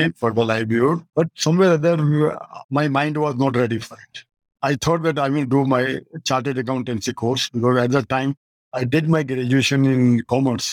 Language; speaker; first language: English; non-native, local second language; Marwari